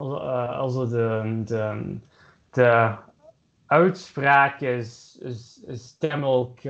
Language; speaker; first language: Dutch; non-native, learner; German